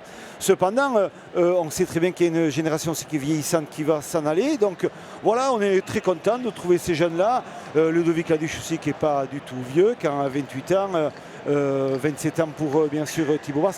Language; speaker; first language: French; native; French